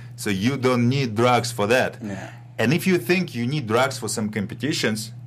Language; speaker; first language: English; non-native, fluent; Russian